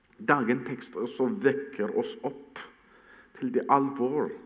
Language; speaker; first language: Norwegian; non-native, fluent; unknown